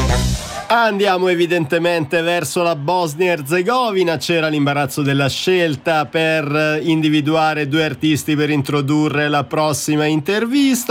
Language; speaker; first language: Italian; native; Italian